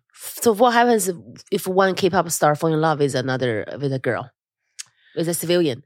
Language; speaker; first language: English; non-native, fluent; Chinese